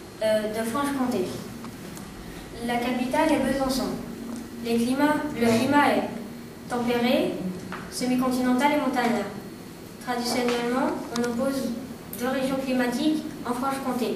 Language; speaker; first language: French; non-native, learner; Spanish